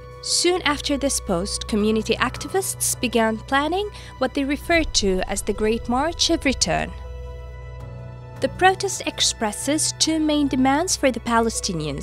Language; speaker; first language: English; non-native, fluent; Arabic